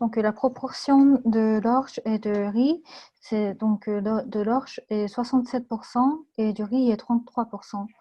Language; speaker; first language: French; non-native, fluent; Japanese